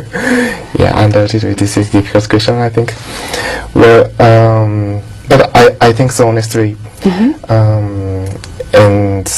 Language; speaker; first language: English; non-native, learner; Japanese